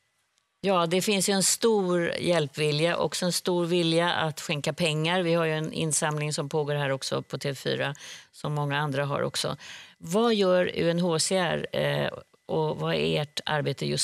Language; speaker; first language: Swedish; native; Swedish